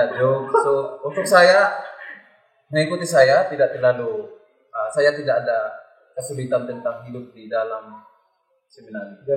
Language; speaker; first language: Indonesian; non-native, learner; Filipino